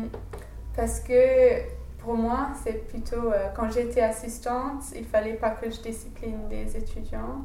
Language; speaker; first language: French; non-native, fluent; English